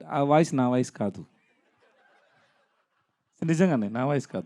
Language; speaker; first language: Telugu; non-native, learner; Tamil